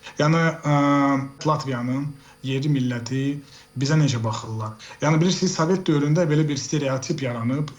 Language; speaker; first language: Azerbaijani; early bilingual, heritage; Azerbaijani